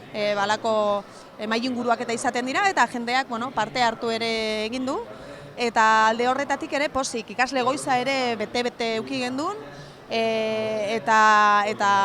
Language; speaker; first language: Basque; native; Basque